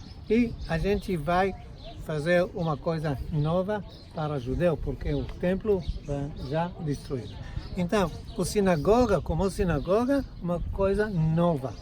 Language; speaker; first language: Portuguese; non-native, fluent; Hebrew